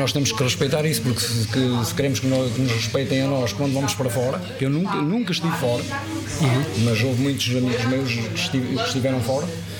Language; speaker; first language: Portuguese; native; Portuguese